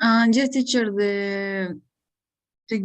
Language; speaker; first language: English; non-native, learner; Spanish